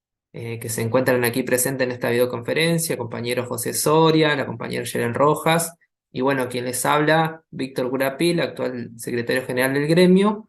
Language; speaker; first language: Spanish; native; Spanish